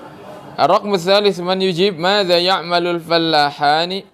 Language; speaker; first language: Arabic; non-native, fluent; Indonesian